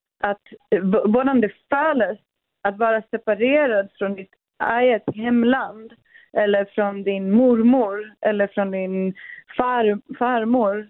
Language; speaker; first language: Swedish; early bilingual, other home language; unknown